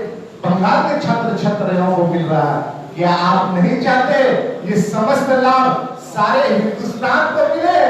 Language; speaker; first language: Hindi; native; Hindi